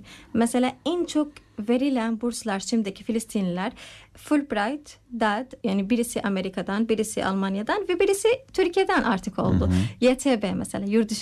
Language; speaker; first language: Turkish; non-native, learner; Arabic